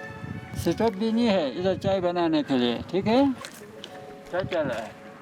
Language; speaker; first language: Hindi; non-native, local second language; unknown